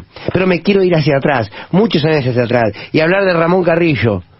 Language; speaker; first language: Spanish; native; Spanish